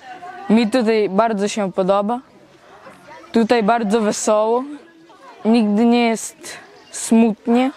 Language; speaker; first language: Polish; non-native, local second language; Ukrainian